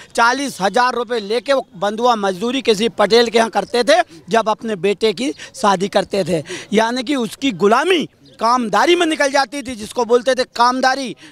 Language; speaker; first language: Hindi; native; Hindi